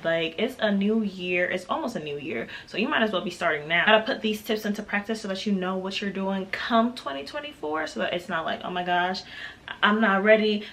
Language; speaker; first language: English; native; English